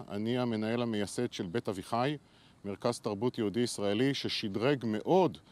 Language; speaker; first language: Hebrew; native; Hebrew